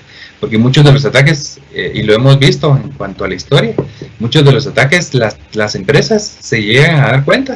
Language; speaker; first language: Spanish; native; Spanish